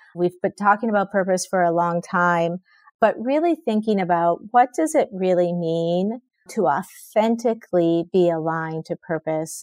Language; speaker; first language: English; native; English